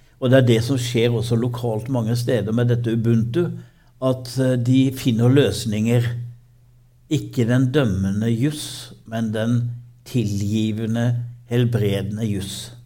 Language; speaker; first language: Norwegian; native; Norwegian